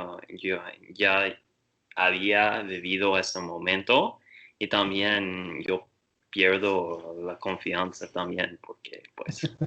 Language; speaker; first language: Spanish; non-native, learner; English